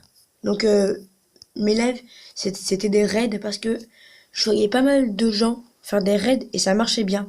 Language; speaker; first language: French; native; French